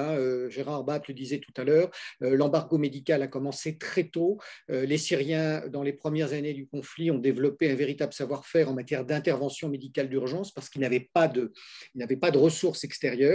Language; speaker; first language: French; native; French